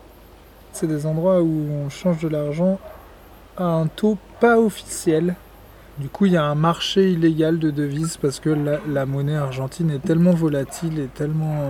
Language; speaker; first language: French; native; French